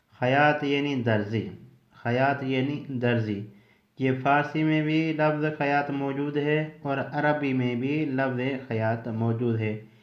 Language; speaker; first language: Urdu; native; Urdu